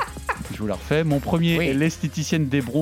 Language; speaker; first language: French; native; French